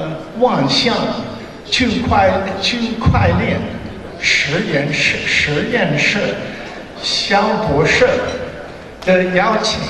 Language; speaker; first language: Chinese; non-native, learner; English